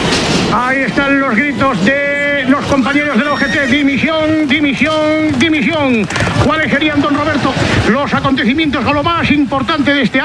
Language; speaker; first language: Spanish; native; Spanish